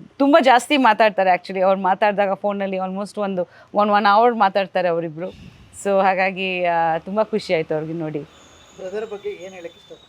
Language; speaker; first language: Kannada; non-native, fluent; Bangla